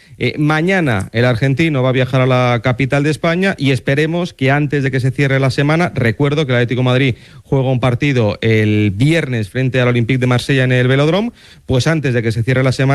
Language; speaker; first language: Spanish; native; Spanish